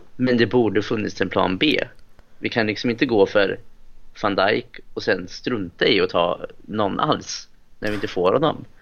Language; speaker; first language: Swedish; native; Swedish